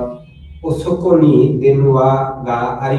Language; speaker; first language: Japanese; non-native, learner; Bangla